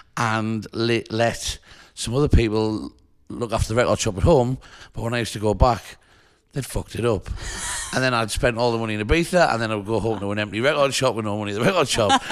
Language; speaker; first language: English; native; English